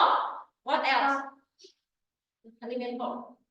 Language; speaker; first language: English; non-native, learner; Indonesian